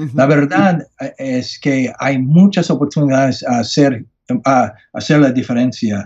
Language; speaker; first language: Spanish; non-native, learner; English